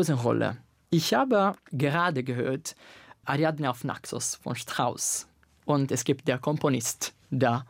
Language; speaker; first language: German; non-native, learner; Italian